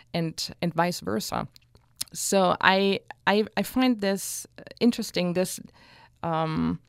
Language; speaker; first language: English; non-native, fluent; German